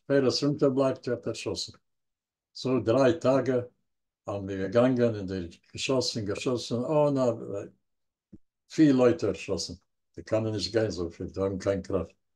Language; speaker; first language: German; non-native, learner; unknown